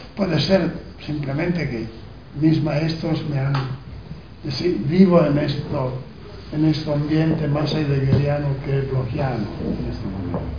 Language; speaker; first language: Spanish; non-native, fluent; Italian